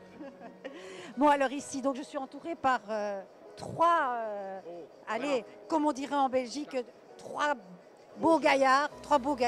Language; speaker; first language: French; native; French